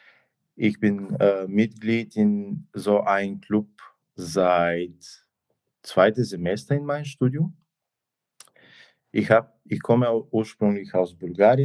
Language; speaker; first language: German; non-native, fluent; Bulgarian